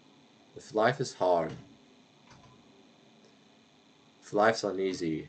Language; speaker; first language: English; native; English